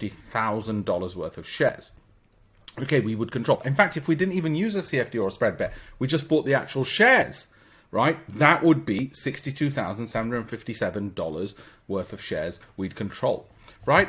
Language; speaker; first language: English; native; English